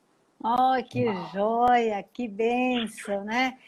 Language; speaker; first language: Portuguese; native; Portuguese